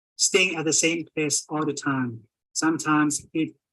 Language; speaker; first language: English; non-native, fluent; Thai